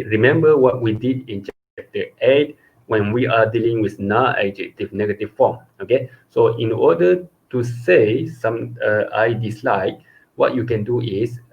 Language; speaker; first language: English; non-native, local second language; Malay